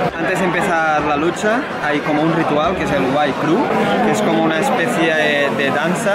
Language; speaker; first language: Spanish; non-native, local second language; Catalan